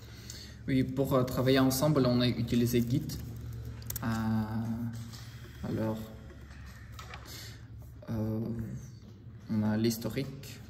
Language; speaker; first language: French; non-native, learner; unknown